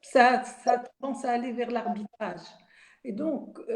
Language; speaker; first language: French; non-native, local second language; Arabic